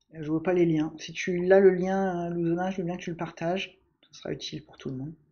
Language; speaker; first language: French; native; French